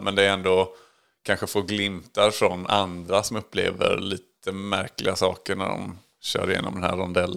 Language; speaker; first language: Swedish; native; Swedish